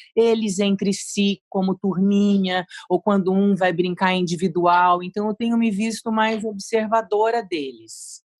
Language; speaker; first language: Portuguese; native; Portuguese